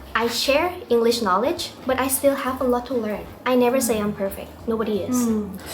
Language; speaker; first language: English; early bilingual, other home language; Thai